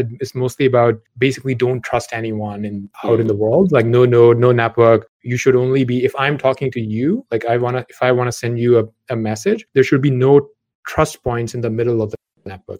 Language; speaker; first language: English; non-native, local second language; Punjabi